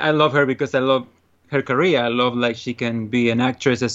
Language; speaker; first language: English; non-native, fluent; Spanish